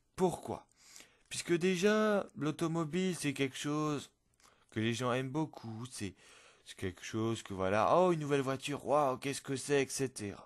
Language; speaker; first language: French; native; French